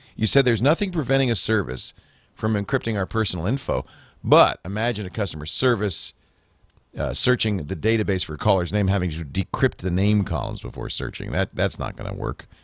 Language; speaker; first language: English; native; English